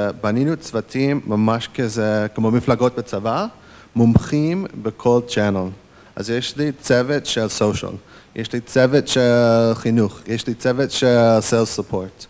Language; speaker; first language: Hebrew; non-native, fluent; English